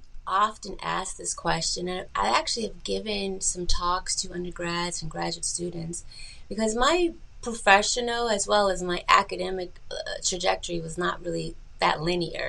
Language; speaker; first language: English; native; English